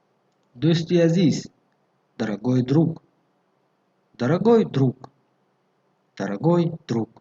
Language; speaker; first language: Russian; non-native, fluent; Tajik